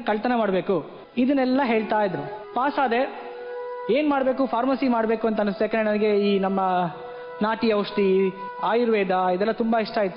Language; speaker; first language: Kannada; native; Kannada